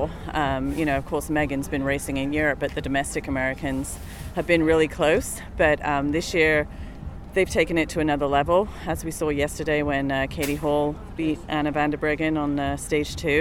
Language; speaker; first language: English; native; English